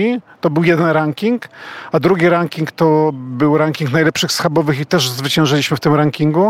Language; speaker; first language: Polish; native; Polish